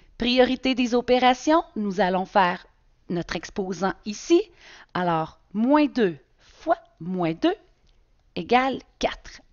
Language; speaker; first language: French; native; French